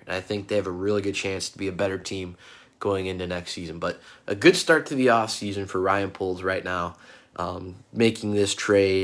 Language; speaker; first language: English; native; English